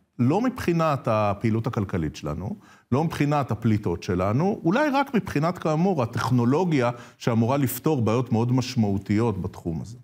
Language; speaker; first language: Hebrew; native; Hebrew